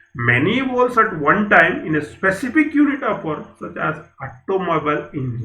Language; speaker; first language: English; non-native, local second language; Kannada